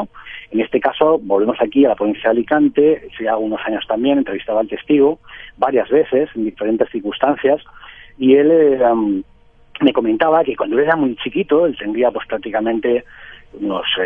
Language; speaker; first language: Spanish; native; Spanish